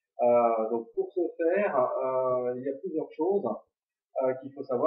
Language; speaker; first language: French; native; French